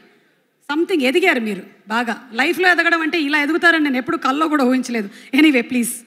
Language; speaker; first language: Telugu; native; Telugu